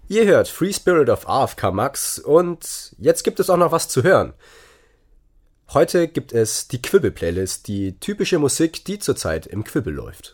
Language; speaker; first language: German; native; German